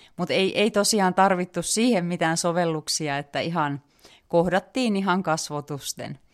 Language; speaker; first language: Finnish; native; Finnish